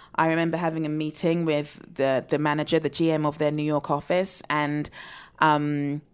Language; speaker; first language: English; native; English